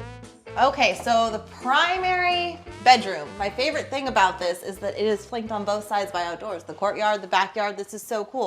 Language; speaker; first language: English; native; English